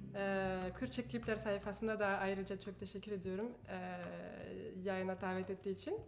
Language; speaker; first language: Turkish; non-native, fluent; French